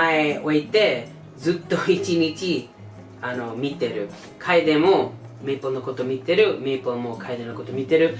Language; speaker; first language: Japanese; non-native, learner; English